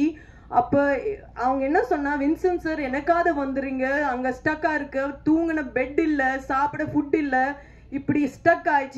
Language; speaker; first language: Tamil; non-native, fluent; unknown